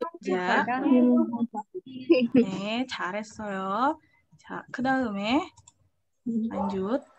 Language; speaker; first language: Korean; non-native, fluent; Indonesian